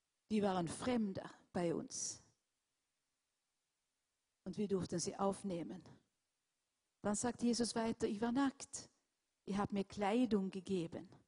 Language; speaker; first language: German; non-native, fluent; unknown